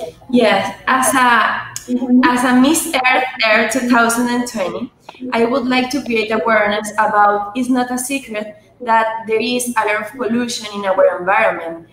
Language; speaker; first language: English; non-native, fluent; Spanish